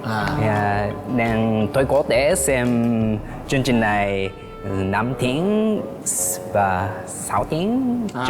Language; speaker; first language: Vietnamese; non-native, learner; Japanese